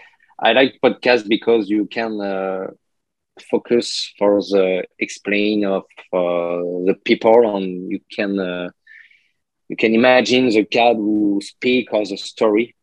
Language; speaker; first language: English; non-native, learner; French